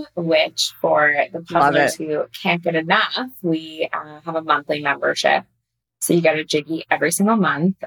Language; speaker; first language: English; native; English